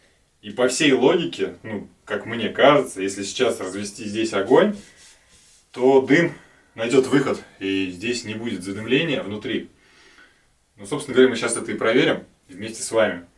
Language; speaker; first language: Russian; native; Russian